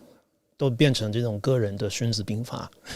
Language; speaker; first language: Chinese; non-native, fluent; English